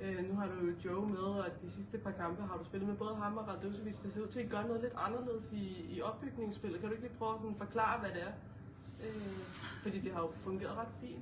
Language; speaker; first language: Danish; native; Danish